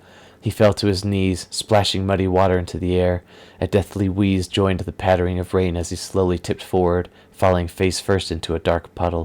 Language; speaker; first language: English; native; English